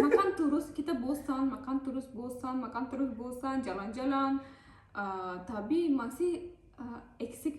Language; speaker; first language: Indonesian; non-native, learner; Turkish